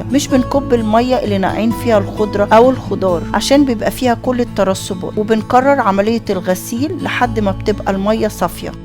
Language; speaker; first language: Arabic; native; Arabic